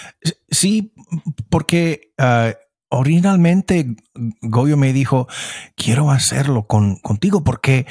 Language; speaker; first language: Spanish; non-native, fluent; English